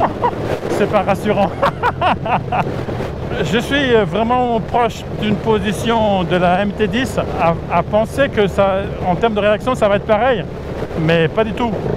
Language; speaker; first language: French; native; French